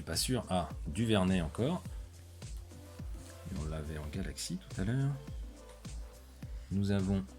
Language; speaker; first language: French; native; French